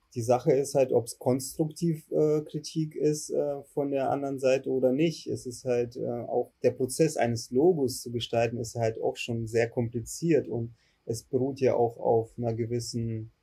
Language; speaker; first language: German; early bilingual, other home language; Russian